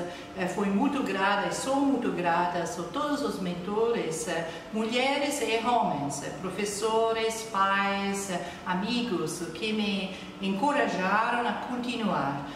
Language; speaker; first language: Portuguese; non-native, fluent; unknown